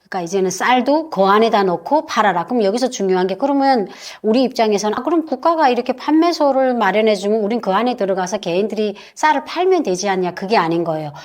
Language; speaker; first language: Korean; native; Korean